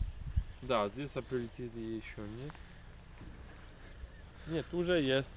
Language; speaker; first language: Russian; non-native, fluent; Polish